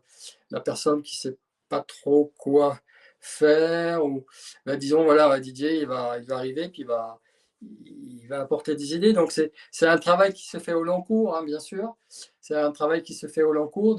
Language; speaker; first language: French; native; French